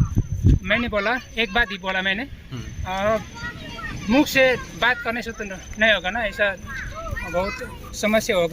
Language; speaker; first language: Hindi; non-native, local second language; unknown